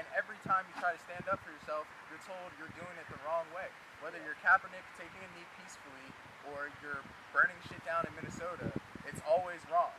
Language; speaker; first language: English; native; English